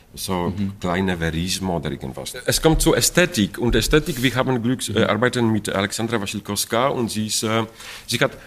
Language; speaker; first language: German; non-native, fluent; Polish